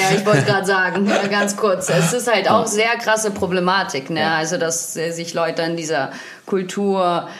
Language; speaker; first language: German; non-native, fluent; Ukrainian